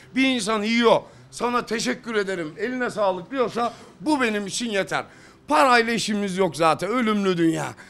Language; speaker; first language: Turkish; native; Turkish